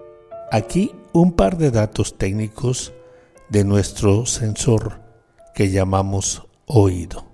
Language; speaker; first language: Spanish; native; Spanish